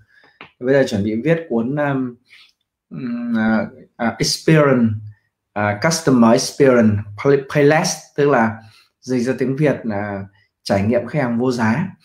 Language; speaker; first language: Vietnamese; native; Vietnamese